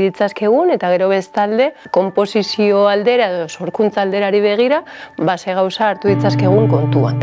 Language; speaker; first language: Basque; native; Basque